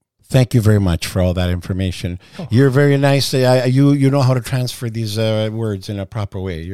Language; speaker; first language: English; early bilingual, other home language; Italian